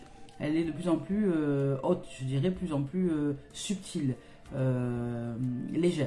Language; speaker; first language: French; native; French